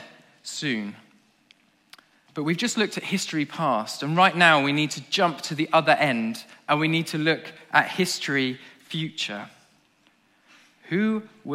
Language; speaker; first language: English; native; English